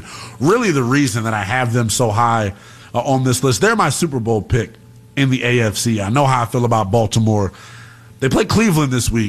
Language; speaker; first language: English; native; English